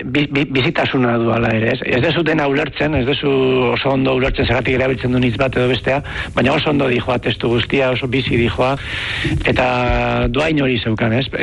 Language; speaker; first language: Basque; native; Basque